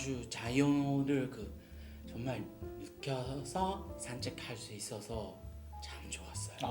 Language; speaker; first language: Korean; non-native, learner; Japanese